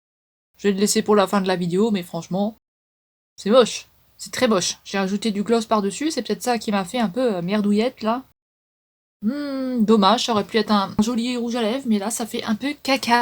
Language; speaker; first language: French; native; French